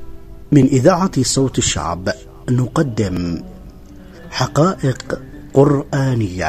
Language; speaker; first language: Arabic; native; Arabic